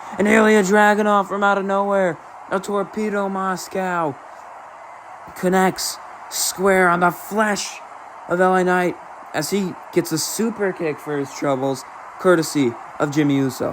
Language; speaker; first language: English; native; English